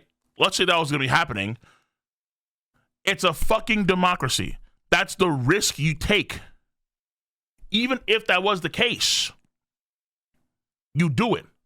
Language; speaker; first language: English; native; English